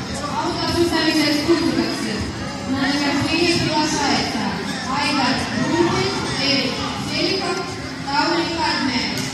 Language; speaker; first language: Russian; native; Russian